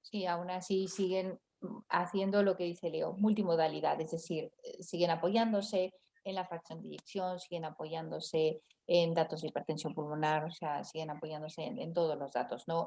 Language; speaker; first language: Spanish; native; Spanish